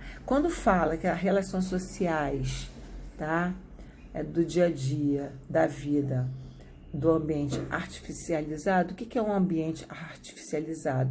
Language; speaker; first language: Portuguese; native; Portuguese